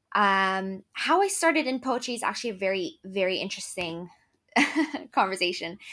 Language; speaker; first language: English; non-native, fluent; Arabic